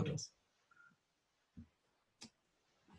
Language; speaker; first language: Spanish; non-native, fluent; German